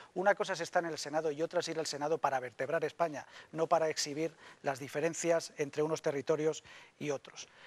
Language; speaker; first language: Spanish; native; Spanish